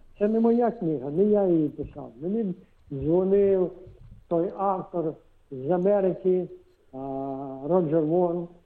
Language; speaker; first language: Ukrainian; non-native, local second language; Russian